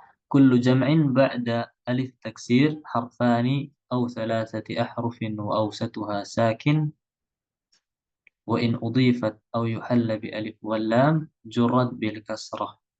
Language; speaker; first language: Arabic; non-native, fluent; Indonesian